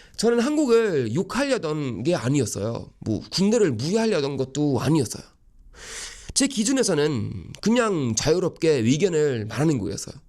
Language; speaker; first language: Korean; non-native, fluent; Swedish